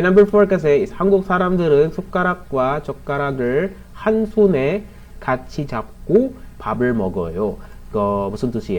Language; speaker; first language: Korean; non-native, learner; Filipino